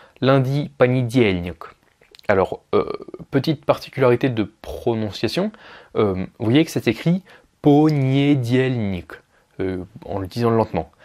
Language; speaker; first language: French; native; French